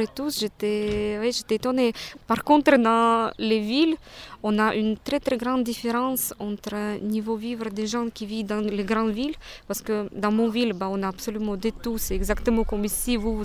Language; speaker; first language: French; non-native, fluent; Russian